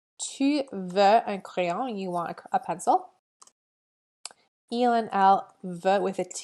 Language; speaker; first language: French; non-native, fluent; English